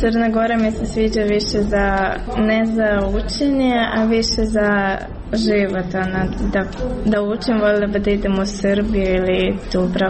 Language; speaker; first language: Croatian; non-native, learner; Russian